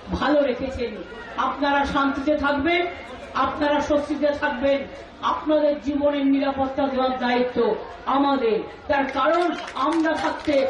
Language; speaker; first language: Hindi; non-native, local second language; Bangla